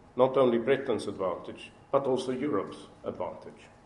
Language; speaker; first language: English; non-native, fluent; Swedish